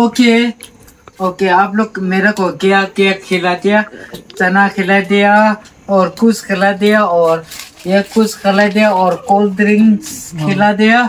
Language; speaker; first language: Hindi; non-native, local second language; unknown